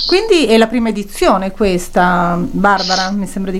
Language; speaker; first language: Italian; native; Italian